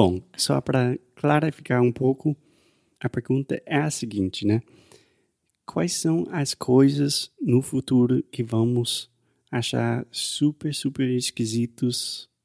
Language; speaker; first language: Portuguese; non-native, fluent; English